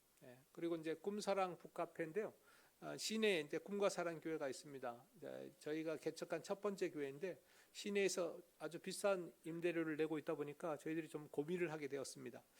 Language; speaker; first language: Korean; native; Korean